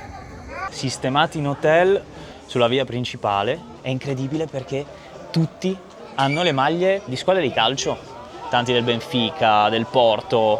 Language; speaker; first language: Italian; native; Italian